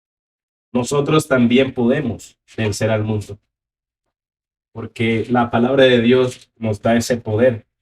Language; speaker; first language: Spanish; native; Spanish